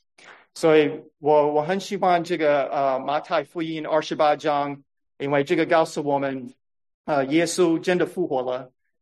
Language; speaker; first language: Chinese; non-native, fluent; English